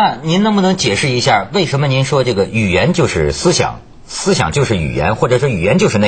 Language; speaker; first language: Chinese; native; Chinese